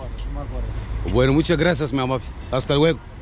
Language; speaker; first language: Spanish; non-native, learner; Arabic